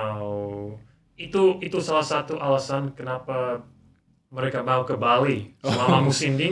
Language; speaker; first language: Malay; non-native, learner; English